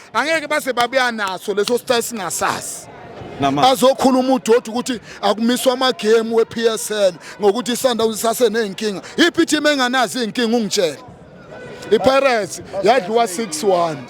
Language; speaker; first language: Zulu; native; Zulu